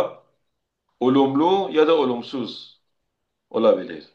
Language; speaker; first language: Turkish; non-native, fluent; Persian